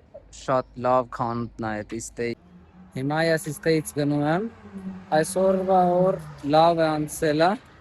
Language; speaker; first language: Armenian; non-native, learner; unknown